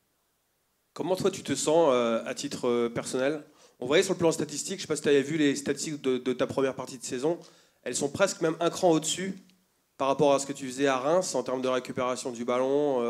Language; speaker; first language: French; native; French